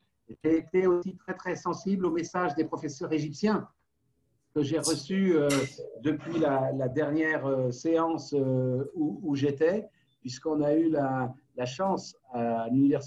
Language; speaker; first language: French; native; French